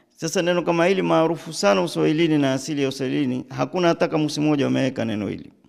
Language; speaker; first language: Swahili; native; Swahili